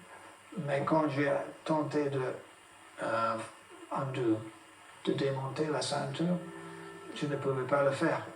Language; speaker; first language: French; non-native, fluent; English